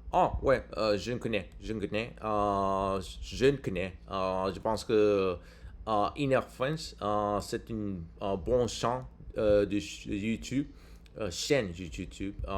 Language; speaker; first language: French; non-native, learner; English